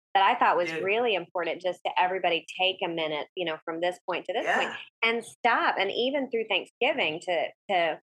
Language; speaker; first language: English; native; English